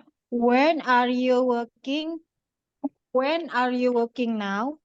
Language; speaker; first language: English; non-native, learner; Indonesian